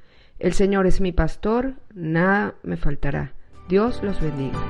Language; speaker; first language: Spanish; native; Spanish